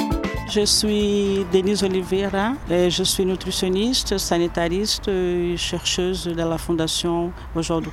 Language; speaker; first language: French; non-native, learner; Portuguese